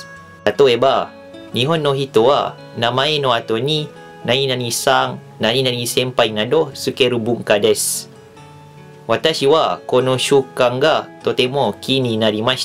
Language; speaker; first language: Japanese; non-native, fluent; Malay